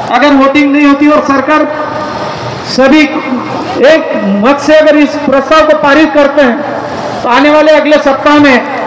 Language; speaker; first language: Hindi; non-native, local second language; Marathi